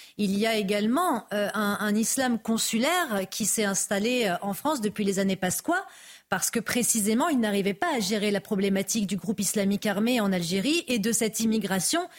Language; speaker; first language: French; native; French